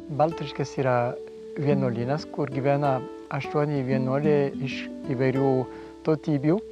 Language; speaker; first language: Lithuanian; non-native, fluent; French